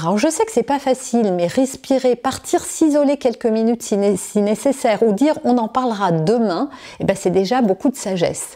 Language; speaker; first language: French; native; French